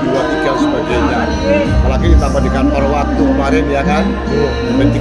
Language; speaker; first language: Indonesian; native; Indonesian